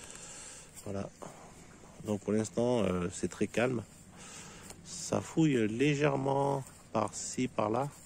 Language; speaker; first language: French; native; French